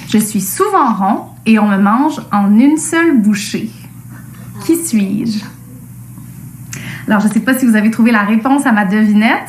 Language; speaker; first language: French; native; French